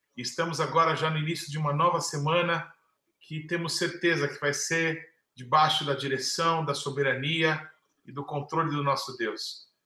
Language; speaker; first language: Portuguese; native; Portuguese